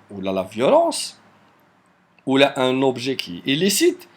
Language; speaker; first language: French; non-native, local second language; Arabic